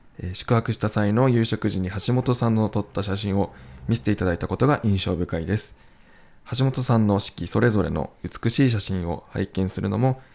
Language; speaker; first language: Japanese; native; Japanese